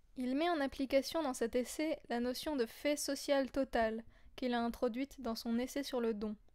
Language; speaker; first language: French; native; French